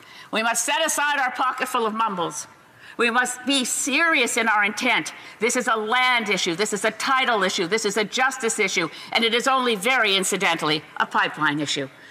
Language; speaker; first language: English; native; English